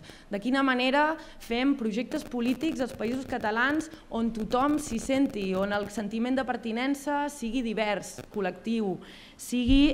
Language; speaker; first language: Catalan; native; Catalan